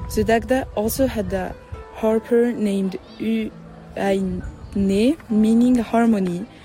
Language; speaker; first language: English; non-native, learner; French